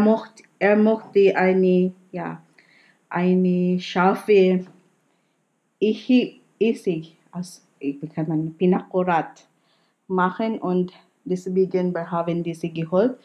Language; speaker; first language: German; non-native, learner; Filipino